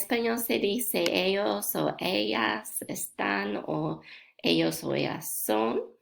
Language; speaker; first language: Spanish; non-native, fluent; English